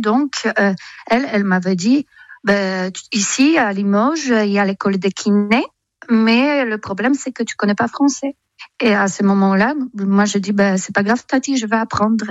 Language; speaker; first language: French; non-native, fluent; Polish